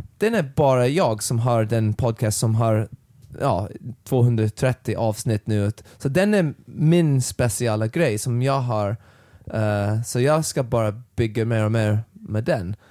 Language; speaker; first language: Swedish; non-native, learner; English